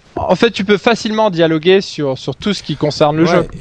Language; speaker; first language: French; non-native, fluent; Swedish